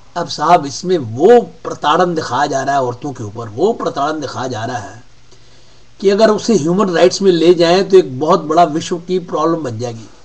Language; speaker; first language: Hindi; native; Hindi